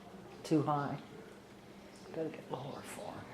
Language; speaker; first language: English; native; English